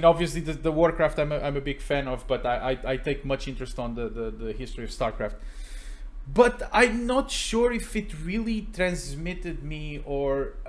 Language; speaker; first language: English; non-native, fluent; Portuguese